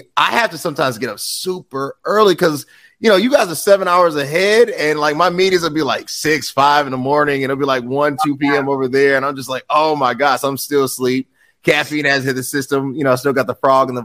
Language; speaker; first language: English; native; English